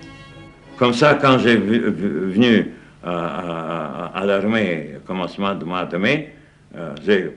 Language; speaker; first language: French; non-native, fluent; Russian